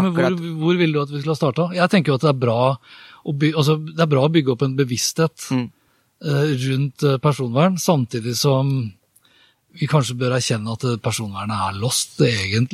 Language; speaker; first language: Norwegian; native; Norwegian